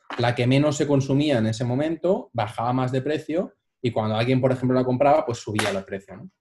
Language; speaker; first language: Spanish; native; Spanish